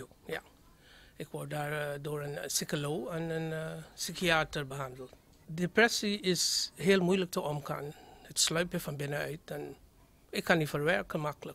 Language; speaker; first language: Dutch; non-native, fluent; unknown